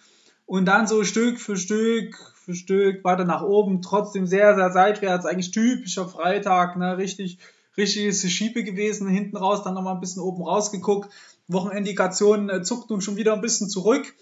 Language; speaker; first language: German; native; German